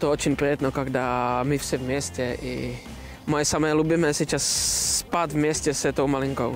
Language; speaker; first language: Russian; non-native, learner; Czech